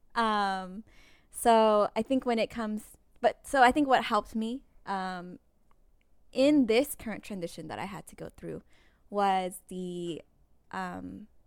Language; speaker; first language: English; native; English